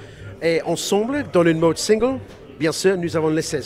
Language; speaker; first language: French; non-native, learner; English